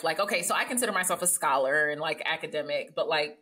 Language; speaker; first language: English; native; English